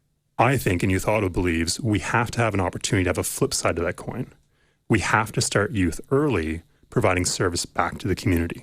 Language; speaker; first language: English; native; English